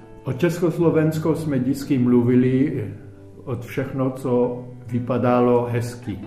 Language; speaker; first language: Czech; early bilingual, heritage; Czech